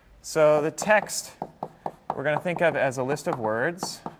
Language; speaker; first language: English; native; English